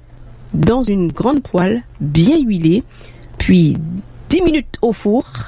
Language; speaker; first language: French; native; French